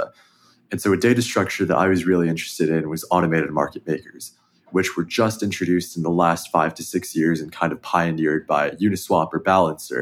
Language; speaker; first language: English; native; English